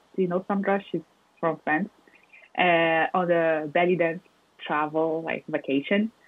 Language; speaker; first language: English; non-native, fluent; Arabic